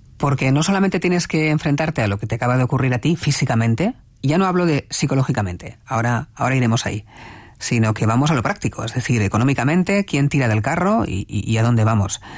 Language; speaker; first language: Spanish; native; Spanish